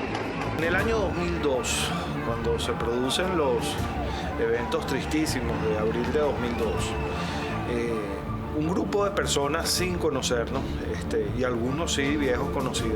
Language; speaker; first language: Spanish; native; Spanish